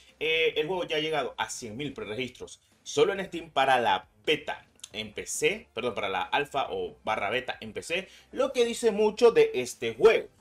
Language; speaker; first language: Spanish; native; Spanish